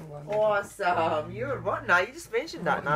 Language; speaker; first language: English; native; English